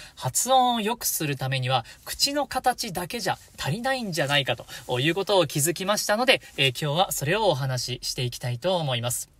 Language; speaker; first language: Japanese; native; Japanese